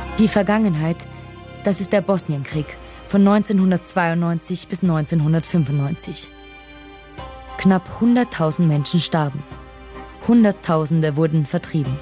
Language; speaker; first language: German; native; German